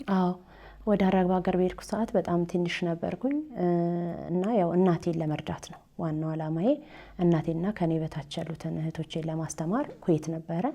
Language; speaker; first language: Amharic; native; Amharic